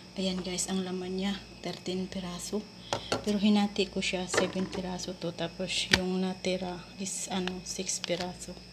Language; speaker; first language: Filipino; non-native, local second language; Cebuano